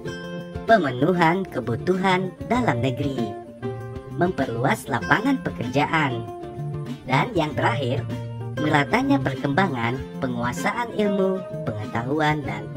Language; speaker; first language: Indonesian; native; Indonesian